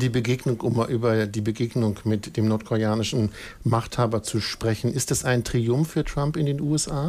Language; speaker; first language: German; native; German